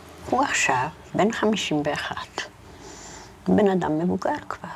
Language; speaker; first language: Hebrew; non-native, fluent; Polish